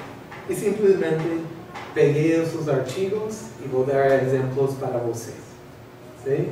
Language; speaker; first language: Portuguese; non-native, learner; English